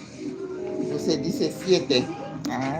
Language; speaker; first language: Spanish; non-native, learner; English